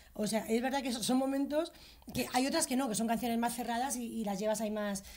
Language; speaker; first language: Spanish; native; Spanish